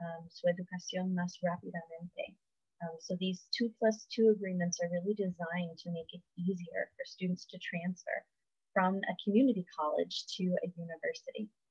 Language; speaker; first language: English; native; English